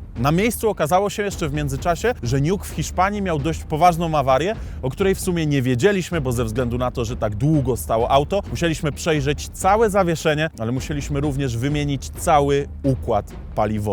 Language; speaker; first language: Polish; native; Polish